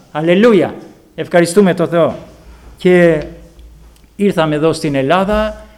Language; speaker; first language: Greek; non-native, fluent; Albanian